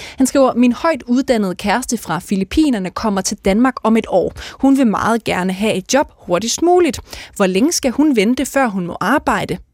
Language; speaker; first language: Danish; native; Danish